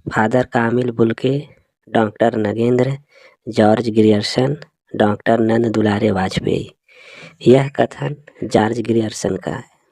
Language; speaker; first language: Hindi; native; Hindi